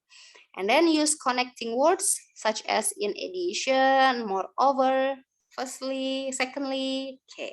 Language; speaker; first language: English; non-native, learner; Indonesian